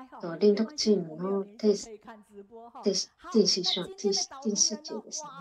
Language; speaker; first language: Japanese; non-native, fluent; Chinese